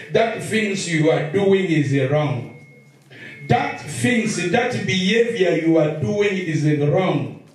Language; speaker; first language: English; non-native, learner; Lingala